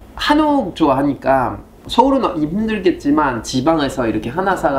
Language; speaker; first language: Korean; non-native, fluent; French